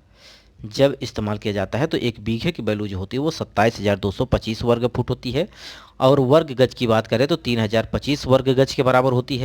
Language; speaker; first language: Hindi; native; Hindi